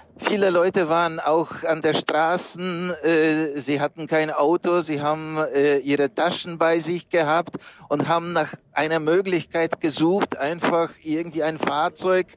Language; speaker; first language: German; non-native, fluent; Polish